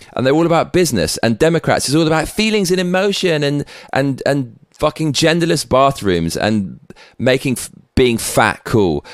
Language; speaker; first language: English; native; English